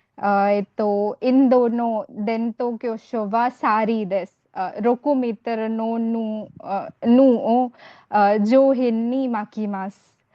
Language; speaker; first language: Japanese; non-native, learner; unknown